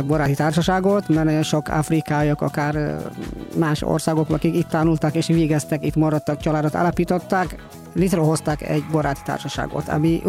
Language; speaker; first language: Hungarian; non-native, fluent; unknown